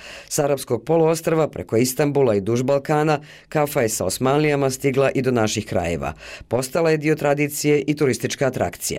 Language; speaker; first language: Serbian; native; Serbian